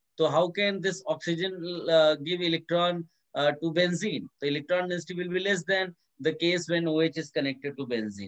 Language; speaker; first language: English; non-native, local second language; Hindi